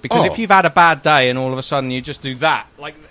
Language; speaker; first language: English; native; English